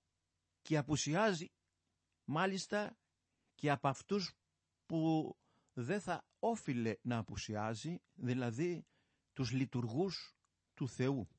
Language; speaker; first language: Greek; native; Greek